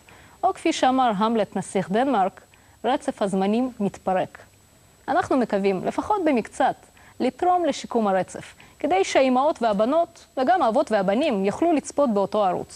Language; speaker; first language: Hebrew; non-native, local second language; Russian